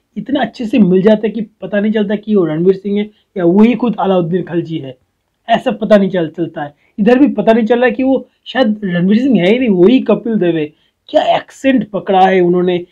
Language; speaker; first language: Hindi; non-native, local second language; Bangla